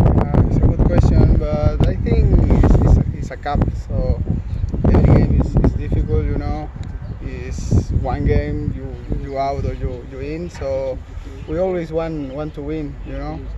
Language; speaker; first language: English; non-native, learner; Spanish